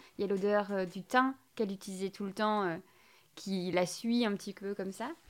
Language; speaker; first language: French; native; French